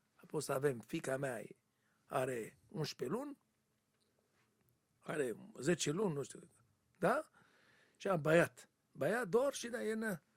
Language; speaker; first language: Romanian; non-native, learner; Hebrew